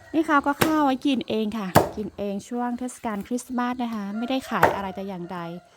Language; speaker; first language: Thai; non-native, local second language; S'gaw Karen